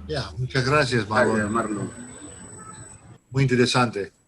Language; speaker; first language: Spanish; non-native, fluent; English